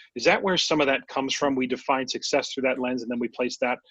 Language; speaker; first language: English; native; English